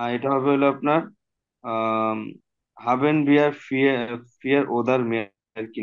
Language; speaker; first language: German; non-native, learner; Bangla